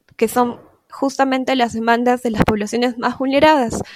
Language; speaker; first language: Spanish; native; Spanish